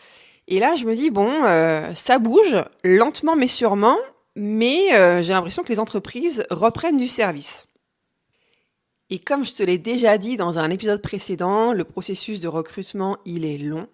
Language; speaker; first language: French; native; French